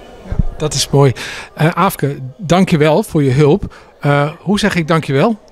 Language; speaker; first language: Dutch; native; Dutch